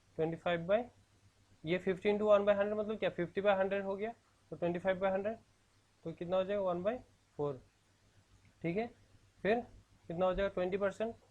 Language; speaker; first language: Hindi; non-native, local second language; Assamese